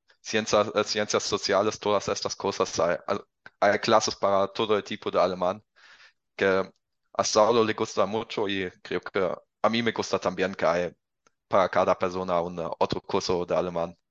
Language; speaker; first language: Spanish; non-native, learner; German